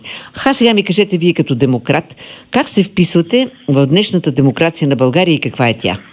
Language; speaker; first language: Bulgarian; native; Bulgarian